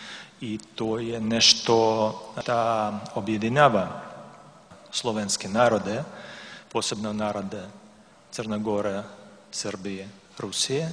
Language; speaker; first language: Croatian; non-native, learner; Russian